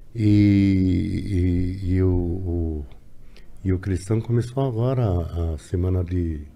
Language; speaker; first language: Portuguese; non-native, fluent; Arabic